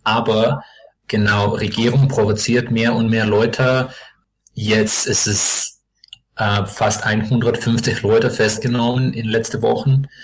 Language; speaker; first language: German; non-native, learner; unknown